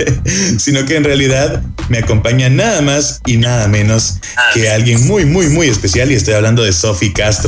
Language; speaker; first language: Spanish; native; Spanish